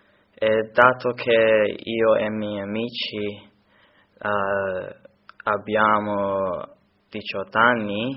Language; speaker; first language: Italian; non-native, learner; English